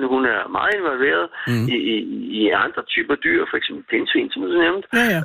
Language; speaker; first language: Danish; native; Danish